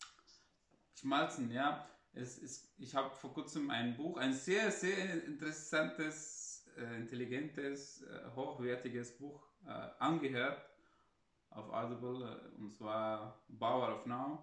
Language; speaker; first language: German; non-native, fluent; Arabic